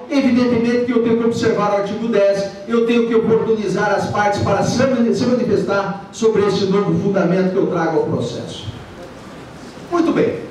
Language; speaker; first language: Portuguese; native; Portuguese